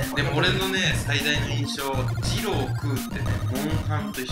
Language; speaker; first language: Japanese; non-native, fluent; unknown